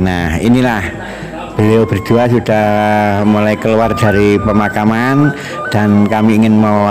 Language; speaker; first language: Indonesian; native; Indonesian